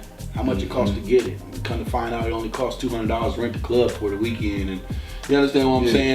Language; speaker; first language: English; native; English